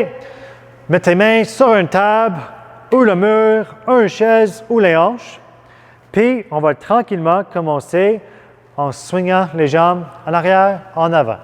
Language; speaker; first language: French; non-native, fluent; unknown